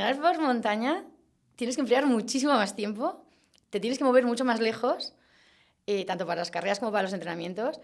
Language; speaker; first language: Spanish; native; Spanish